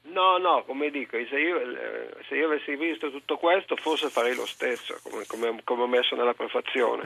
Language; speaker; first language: Italian; native; Italian